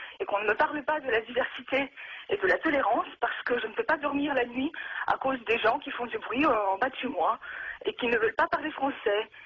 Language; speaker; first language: French; non-native, fluent; Russian